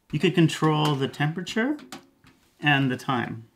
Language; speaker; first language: English; native; English